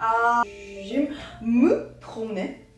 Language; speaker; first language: French; non-native, learner; Japanese